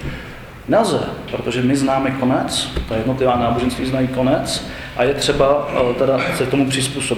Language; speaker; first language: Czech; native; Czech